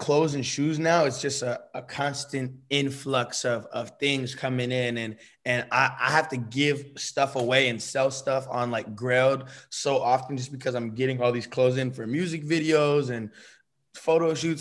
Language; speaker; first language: English; native; English